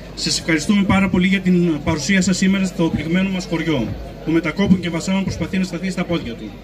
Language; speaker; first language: Greek; native; Greek